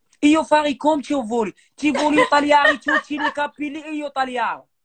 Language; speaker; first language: Italian; non-native, learner; Arabic